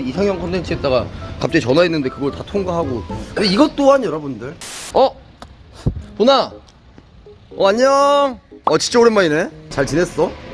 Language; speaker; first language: Korean; native; Korean